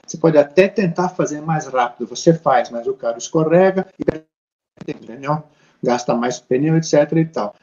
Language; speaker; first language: Portuguese; native; Portuguese